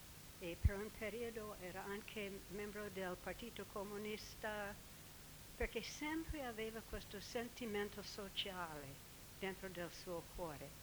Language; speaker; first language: Italian; non-native, fluent; English